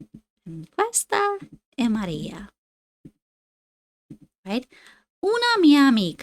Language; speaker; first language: Italian; non-native, fluent; English